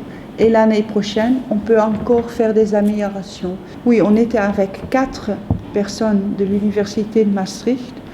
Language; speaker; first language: French; non-native, fluent; Dutch